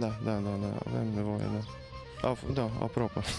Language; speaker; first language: Romanian; non-native, learner; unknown